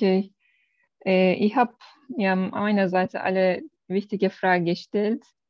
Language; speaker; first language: German; non-native, learner; Turkish